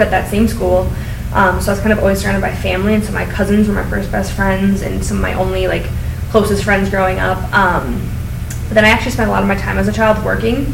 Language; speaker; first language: English; native; English